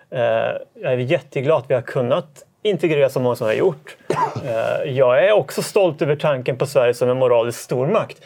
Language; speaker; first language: Swedish; native; Swedish